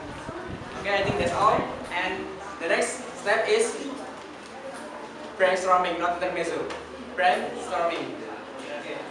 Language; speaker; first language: English; non-native, learner; Indonesian